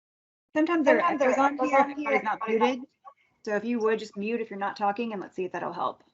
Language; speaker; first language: English; native; English